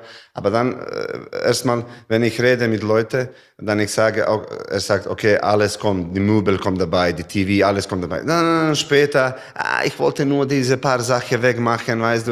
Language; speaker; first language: German; non-native, learner; Serbian